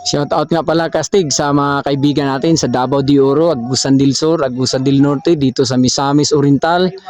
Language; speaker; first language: Filipino; non-native, local second language; Cebuano